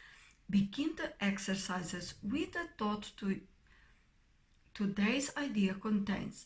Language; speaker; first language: English; non-native, fluent; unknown